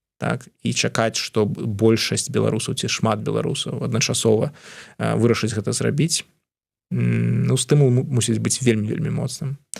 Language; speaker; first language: Belarusian; non-native, local second language; Russian